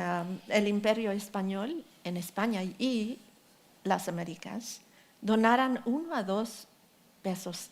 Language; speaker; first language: Spanish; early bilingual, heritage; Spanish